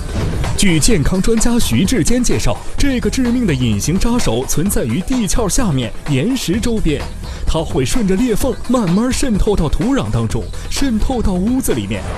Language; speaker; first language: Chinese; native; Chinese